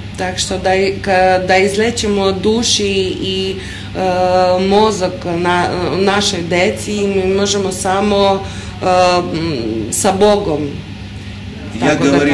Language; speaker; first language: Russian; non-native, fluent; Serbian